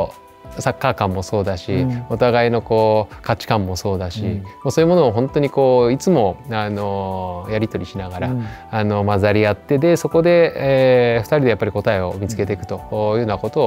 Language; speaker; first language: Japanese; native; Japanese